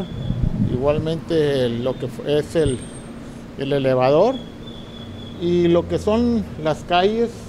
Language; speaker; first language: Spanish; native; Spanish